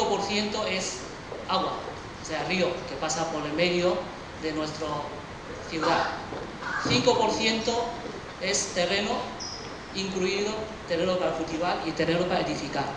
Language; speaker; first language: Spanish; early bilingual, other home language; Chinese